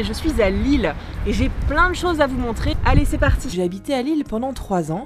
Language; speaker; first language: French; native; French